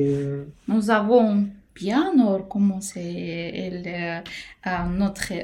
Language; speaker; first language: French; non-native, learner; Romanian